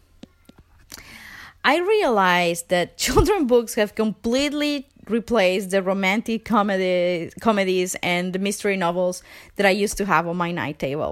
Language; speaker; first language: English; non-native, fluent; Spanish